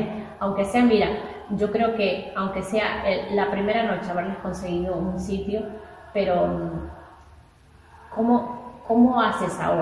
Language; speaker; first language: Spanish; native; Spanish